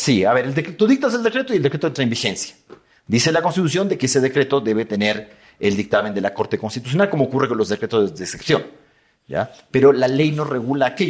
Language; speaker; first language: Spanish; native; Spanish